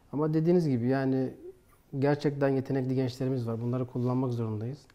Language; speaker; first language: Turkish; native; Turkish